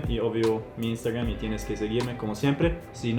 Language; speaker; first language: Spanish; non-native, fluent; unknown